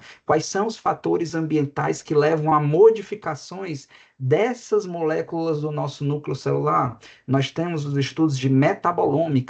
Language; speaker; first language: Portuguese; native; Portuguese